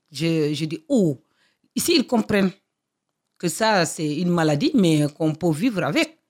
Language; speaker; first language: French; non-native, local second language; Fula